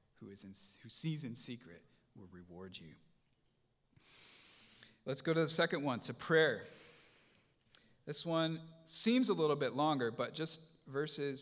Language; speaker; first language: English; native; English